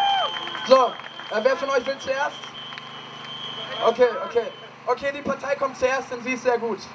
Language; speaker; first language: German; native; German